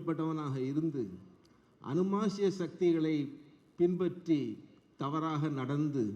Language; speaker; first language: Tamil; native; Tamil